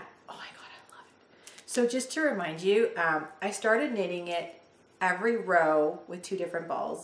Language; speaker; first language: English; native; English